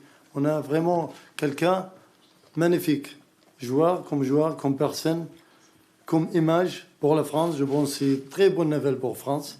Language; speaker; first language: French; non-native, learner; Arabic